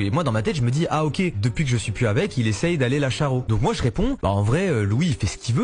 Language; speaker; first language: French; native; French